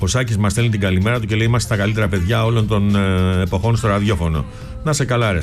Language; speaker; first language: Greek; native; Greek